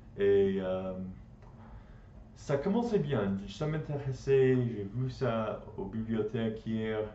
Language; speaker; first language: French; non-native, learner; English